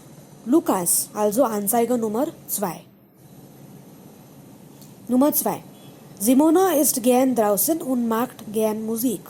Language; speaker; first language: German; non-native, fluent; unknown